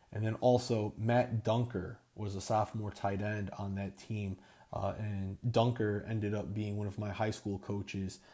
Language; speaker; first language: English; native; English